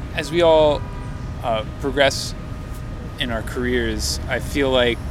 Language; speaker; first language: English; native; English